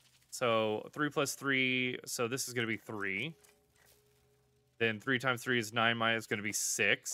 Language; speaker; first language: English; native; English